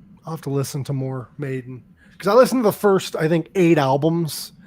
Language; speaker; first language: English; native; English